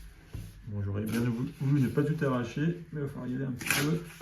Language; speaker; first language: French; native; French